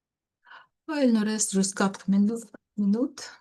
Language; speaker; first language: French; non-native, learner; Russian